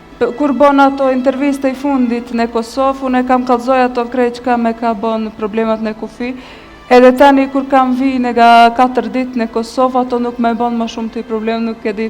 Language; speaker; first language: Albanian; non-native, learner; Bosnian